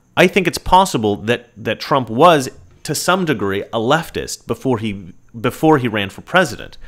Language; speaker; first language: English; native; English